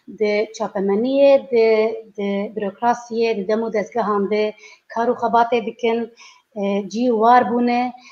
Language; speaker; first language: Kurdish; native; Kurdish